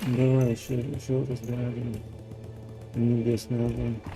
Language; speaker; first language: Russian; native; Russian